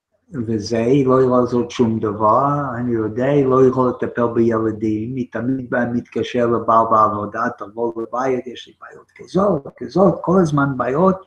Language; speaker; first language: Hebrew; non-native, fluent; English